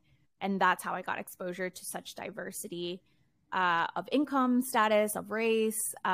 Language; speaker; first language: English; early bilingual, other home language; Spanish